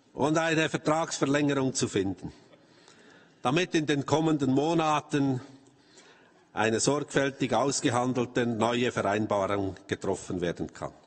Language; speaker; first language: German; native; German